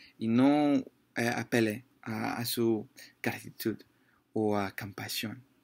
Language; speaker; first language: Spanish; non-native, learner; English